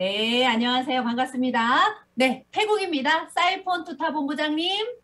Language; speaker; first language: Korean; native; Korean